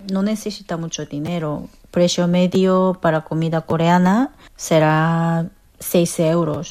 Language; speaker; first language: Spanish; non-native, fluent; Korean